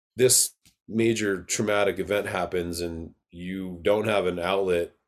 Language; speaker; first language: English; native; English